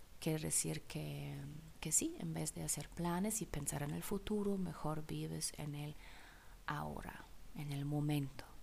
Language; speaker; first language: Spanish; non-native, fluent; German